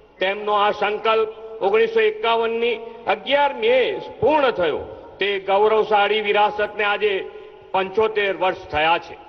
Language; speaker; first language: Gujarati; native; Gujarati